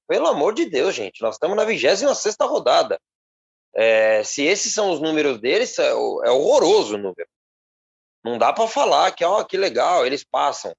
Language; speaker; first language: Portuguese; native; Portuguese